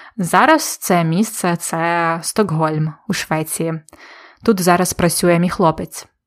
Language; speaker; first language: Ukrainian; native; Ukrainian